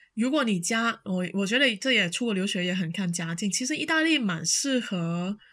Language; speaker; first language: Chinese; non-native, local second language; Cantonese